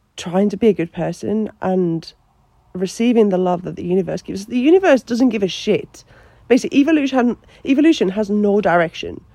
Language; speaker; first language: English; non-native, fluent; Finnish